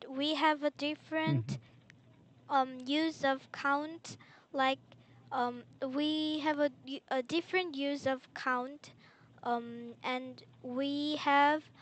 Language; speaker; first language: English; non-native, learner; Korean